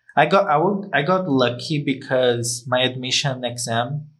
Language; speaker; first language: English; non-native, fluent; Portuguese